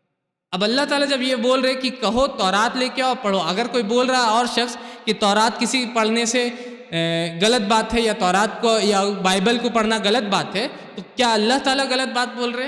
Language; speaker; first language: Urdu; native; Urdu